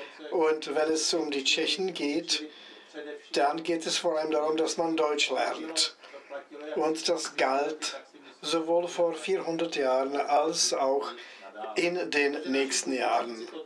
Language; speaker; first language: German; non-native, fluent; Czech